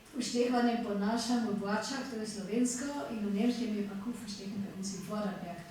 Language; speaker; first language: Slovenian; native; Slovenian